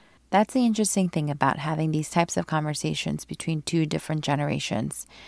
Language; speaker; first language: English; early bilingual, other home language; Korean